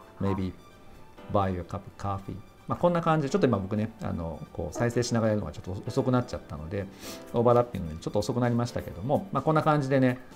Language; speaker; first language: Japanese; native; Japanese